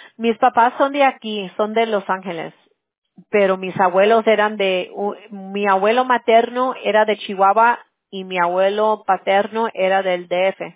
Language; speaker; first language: Spanish; early bilingual, heritage; Spanish